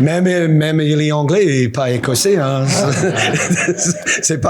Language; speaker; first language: French; non-native, learner; English